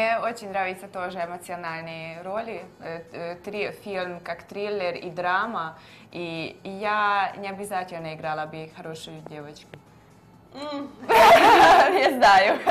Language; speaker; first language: Russian; non-native, learner; Hungarian